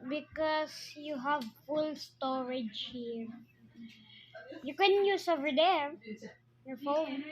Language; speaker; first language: English; non-native, local second language; Filipino